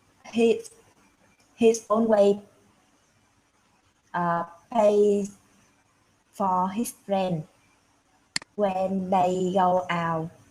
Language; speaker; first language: English; non-native, learner; Vietnamese